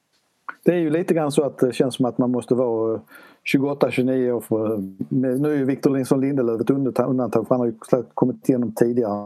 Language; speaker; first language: Swedish; native; Swedish